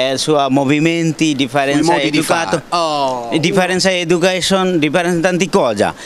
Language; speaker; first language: Italian; non-native, learner; Bangla